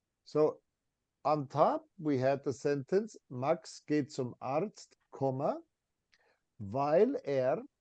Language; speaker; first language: German; non-native, fluent; English